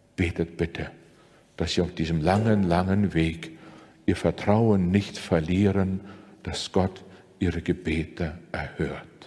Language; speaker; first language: German; non-native, fluent; Latvian